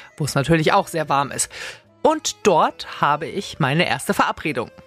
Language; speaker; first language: German; native; German